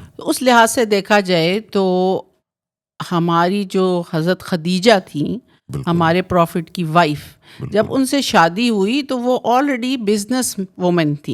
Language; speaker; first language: Urdu; native; Urdu